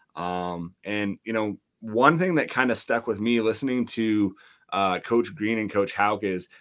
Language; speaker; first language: English; native; English